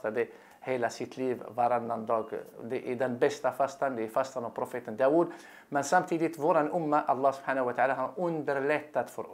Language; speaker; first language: Swedish; non-native, fluent; Arabic